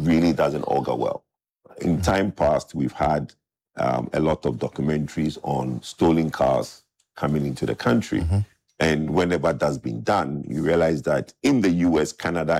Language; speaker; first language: English; non-native, local second language; Akan